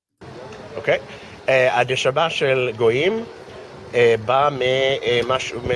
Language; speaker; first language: Hebrew; non-native, fluent; English